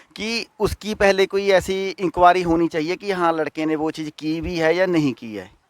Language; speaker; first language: Hindi; non-native, local second language; Punjabi